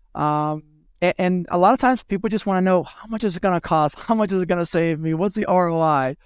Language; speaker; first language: English; early bilingual, other home language; Spanish